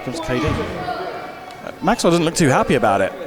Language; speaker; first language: English; native; English